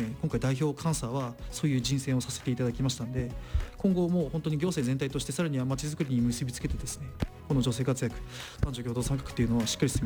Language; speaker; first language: Japanese; native; Japanese